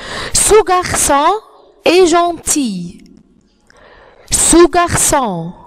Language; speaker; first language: French; non-native, fluent; Arabic